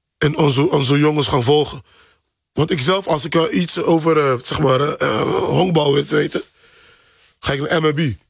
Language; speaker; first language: Dutch; non-native, local second language; Papiamento